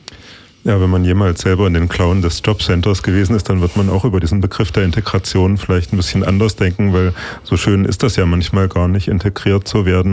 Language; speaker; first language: German; native; German